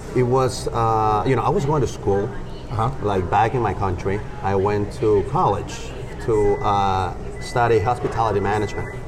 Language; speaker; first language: English; non-native, fluent; Spanish